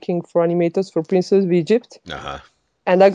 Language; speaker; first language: English; non-native, fluent; Italian